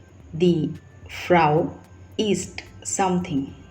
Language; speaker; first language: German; non-native, fluent; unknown